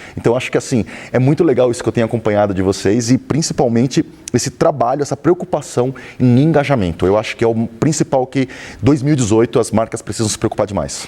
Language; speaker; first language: Portuguese; native; Portuguese